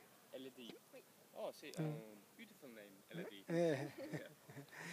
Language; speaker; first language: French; non-native, learner; English